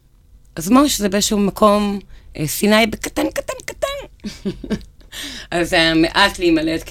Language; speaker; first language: Hebrew; native; Hebrew